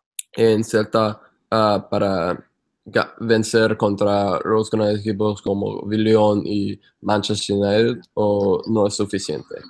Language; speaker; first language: Spanish; non-native, fluent; English